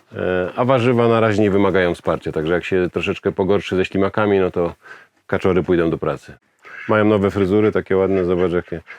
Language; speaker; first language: Polish; native; Polish